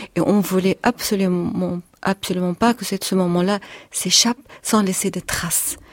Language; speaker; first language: French; non-native, fluent; Arabic